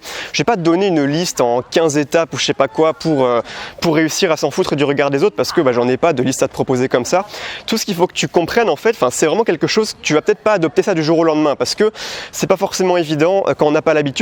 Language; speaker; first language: French; native; French